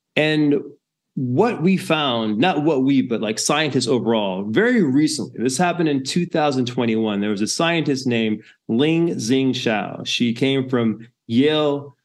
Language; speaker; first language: English; native; English